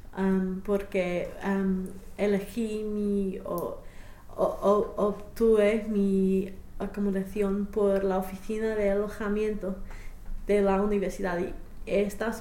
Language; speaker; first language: Spanish; non-native, fluent; English